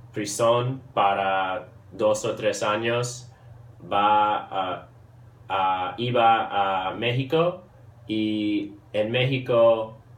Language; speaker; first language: Spanish; early bilingual, heritage; English